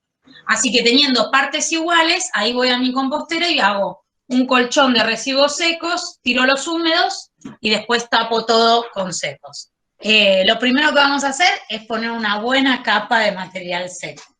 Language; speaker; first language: Spanish; native; Spanish